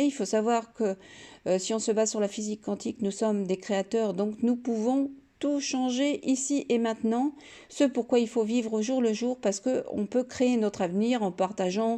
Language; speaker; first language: French; native; French